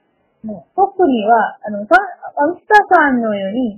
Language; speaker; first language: Japanese; non-native, learner; Malayalam